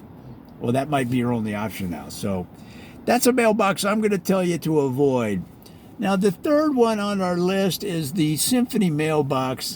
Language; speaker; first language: English; native; English